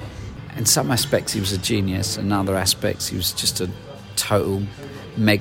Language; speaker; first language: English; native; English